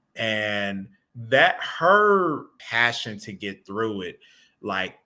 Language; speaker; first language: English; native; English